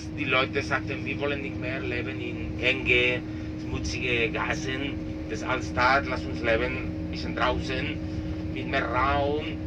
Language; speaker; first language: German; non-native, learner; Catalan